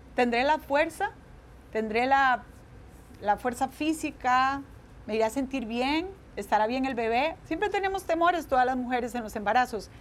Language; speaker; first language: Spanish; native; Spanish